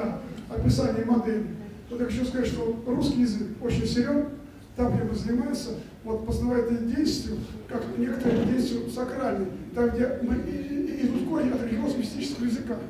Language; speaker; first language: Russian; native; Russian